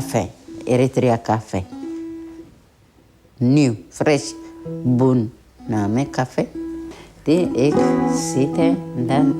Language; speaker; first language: Dutch; non-native, learner; Tigrinya